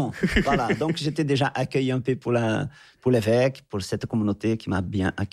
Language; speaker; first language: French; non-native, fluent; Portuguese